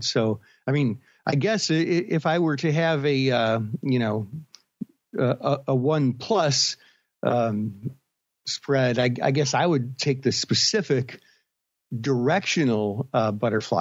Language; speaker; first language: English; native; English